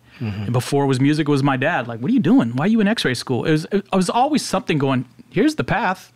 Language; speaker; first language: English; native; English